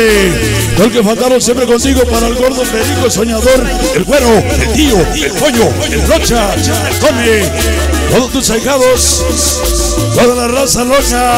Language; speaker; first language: Spanish; native; Spanish